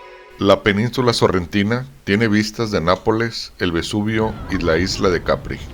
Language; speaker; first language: Spanish; native; Spanish